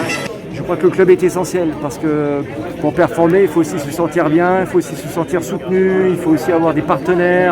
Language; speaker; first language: French; native; French